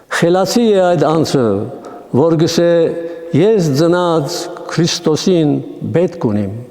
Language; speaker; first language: Armenian; native; Armenian